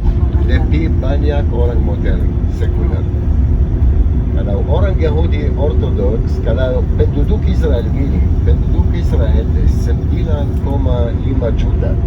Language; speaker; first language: Indonesian; non-native, fluent; Hebrew